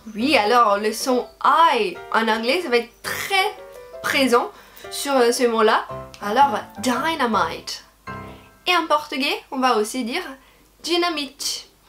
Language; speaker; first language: French; non-native, fluent; Portuguese